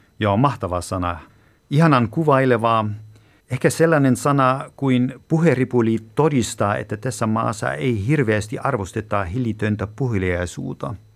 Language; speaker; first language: Finnish; non-native, fluent; German